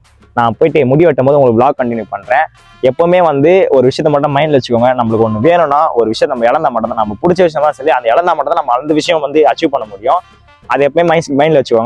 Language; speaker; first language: Tamil; native; Tamil